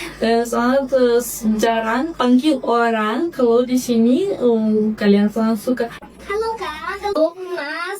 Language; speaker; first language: Indonesian; non-native, learner; Russian